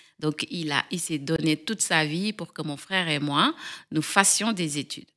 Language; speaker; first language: French; non-native, local second language; Wolof